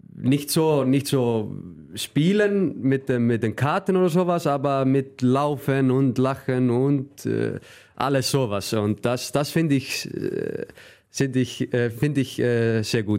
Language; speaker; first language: German; non-native, fluent; Icelandic